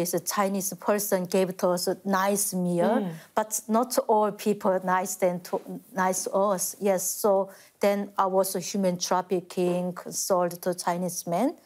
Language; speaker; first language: English; non-native, fluent; Korean